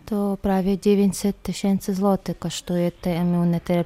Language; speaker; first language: Polish; non-native, learner; Chechen